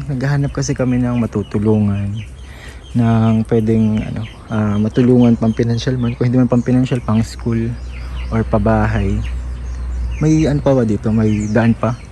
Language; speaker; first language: Filipino; native; Filipino